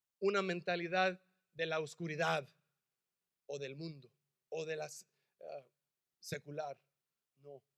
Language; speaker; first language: Spanish; early bilingual, heritage; English